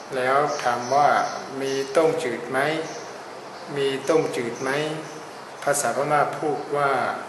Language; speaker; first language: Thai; non-native, fluent; Burmese